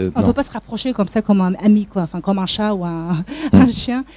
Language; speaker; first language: French; non-native, fluent; Mongolian